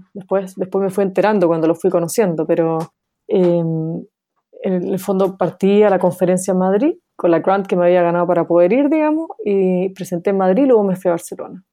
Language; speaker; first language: Spanish; native; Spanish